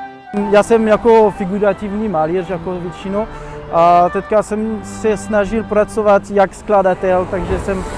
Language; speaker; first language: Czech; non-native, fluent; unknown